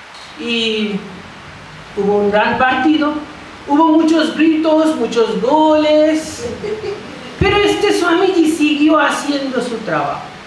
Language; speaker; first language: Spanish; non-native, fluent; Bangla